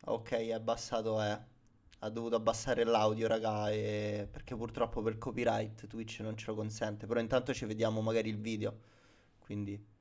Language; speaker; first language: Italian; native; Italian